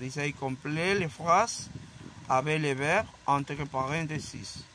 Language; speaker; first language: French; non-native, fluent; Spanish